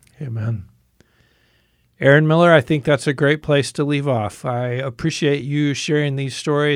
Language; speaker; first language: English; native; English